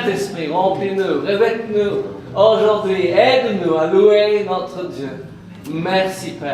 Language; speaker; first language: French; non-native, fluent; English